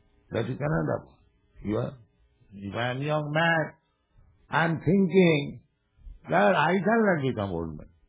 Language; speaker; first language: English; non-native, local second language; Bangla